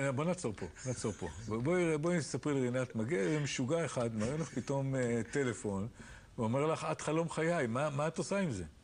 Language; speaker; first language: Hebrew; native; Hebrew